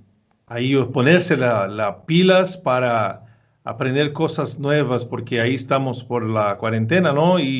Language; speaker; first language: Spanish; non-native, fluent; Portuguese